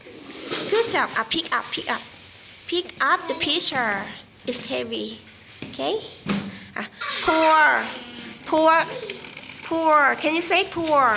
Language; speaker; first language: English; non-native, fluent; Thai